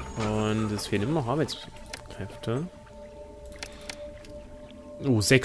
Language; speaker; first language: German; native; German